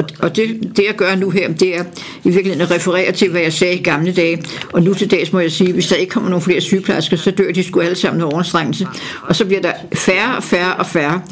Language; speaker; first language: Danish; native; Danish